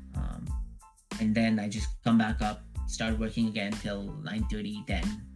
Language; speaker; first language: English; early bilingual, other home language; Hindi